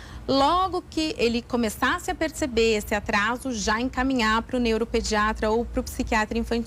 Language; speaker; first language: Portuguese; native; Portuguese